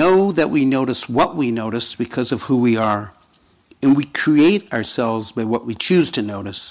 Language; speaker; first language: English; native; English